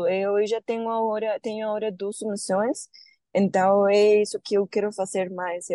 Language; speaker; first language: Portuguese; non-native, learner; Spanish